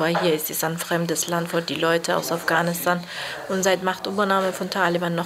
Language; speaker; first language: German; non-native, fluent; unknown